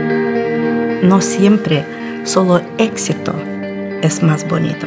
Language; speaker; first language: Spanish; non-native, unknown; Russian